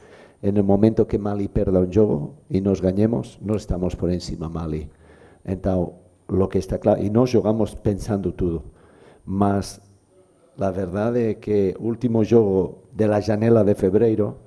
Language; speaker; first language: Portuguese; non-native, learner; Spanish